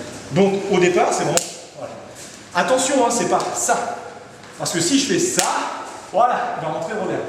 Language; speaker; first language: French; native; French